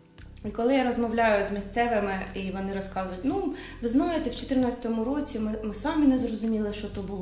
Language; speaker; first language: Ukrainian; native; Ukrainian